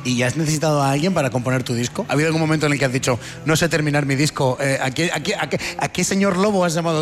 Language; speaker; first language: Spanish; native; Spanish